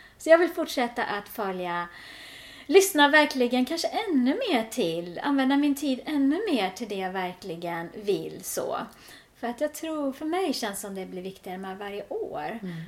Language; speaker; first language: Swedish; native; Swedish